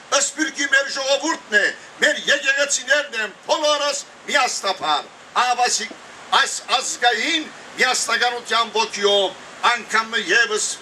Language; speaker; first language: Armenian; early bilingual, heritage; Armenian